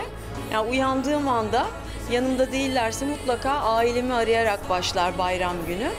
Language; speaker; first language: Turkish; native; Turkish